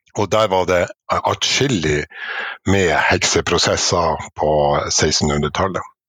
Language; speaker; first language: Norwegian; native; Norwegian